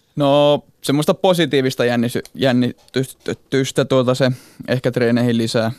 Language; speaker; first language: Finnish; native; Finnish